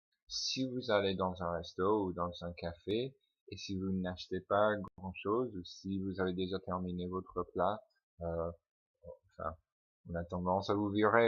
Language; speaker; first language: French; non-native, fluent; English